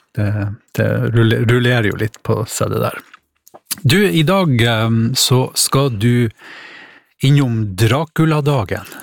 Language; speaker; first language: Norwegian; native; Norwegian